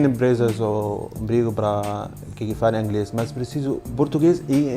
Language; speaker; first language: Portuguese; non-native, learner; Arabic